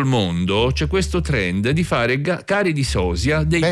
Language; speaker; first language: Italian; native; Italian